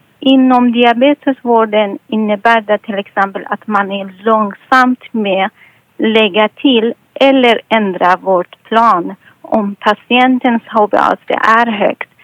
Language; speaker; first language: Swedish; non-native, fluent; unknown